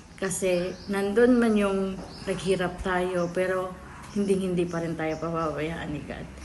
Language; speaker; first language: Filipino; non-native, local second language; Cebuano